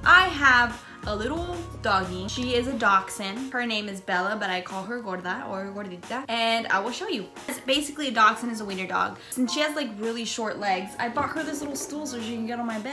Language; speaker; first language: English; early bilingual, other home language; Spanish